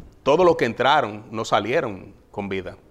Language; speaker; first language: Spanish; native; Spanish